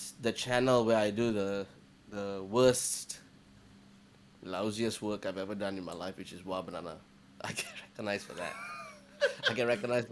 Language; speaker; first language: English; native; English